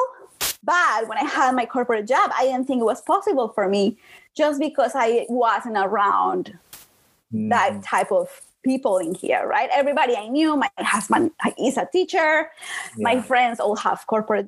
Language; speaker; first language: English; non-native, fluent; Spanish